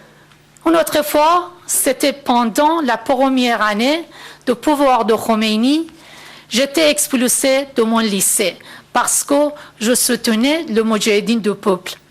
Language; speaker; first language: French; non-native, fluent; Persian